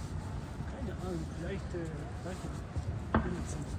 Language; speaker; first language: German; non-native, learner; Ukrainian